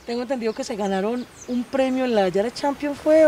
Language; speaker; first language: Spanish; native; Spanish